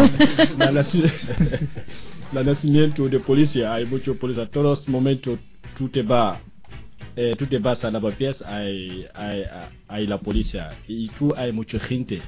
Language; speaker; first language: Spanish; non-native, learner; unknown